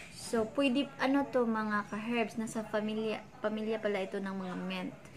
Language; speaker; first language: Filipino; non-native, local second language; Cebuano